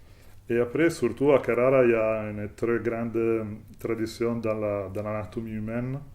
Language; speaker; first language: French; non-native, fluent; Italian